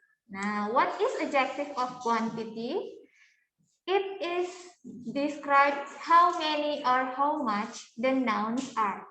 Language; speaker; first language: English; non-native, fluent; Indonesian